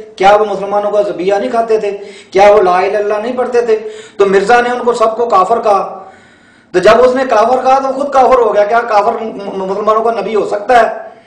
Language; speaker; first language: Urdu; non-native, local second language; Punjabi